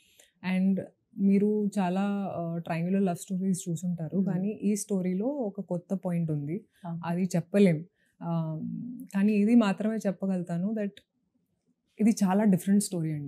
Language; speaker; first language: Telugu; non-native, fluent; Hindi